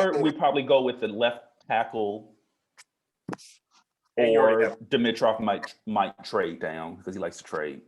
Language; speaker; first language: English; native; English